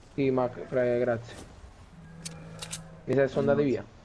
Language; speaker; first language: Italian; native; Italian